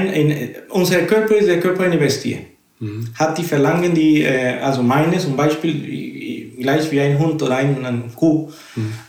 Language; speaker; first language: German; non-native, fluent; Spanish